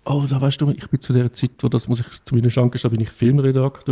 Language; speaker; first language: German; native; German